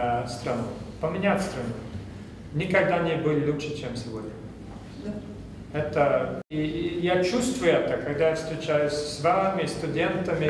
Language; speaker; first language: Russian; non-native, fluent; Swedish